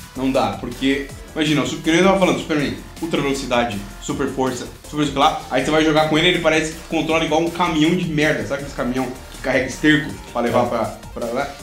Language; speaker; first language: Portuguese; native; Portuguese